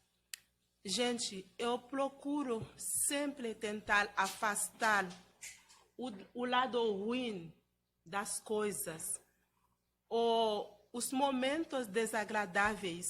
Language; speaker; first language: Portuguese; non-native, fluent; Haitian Creole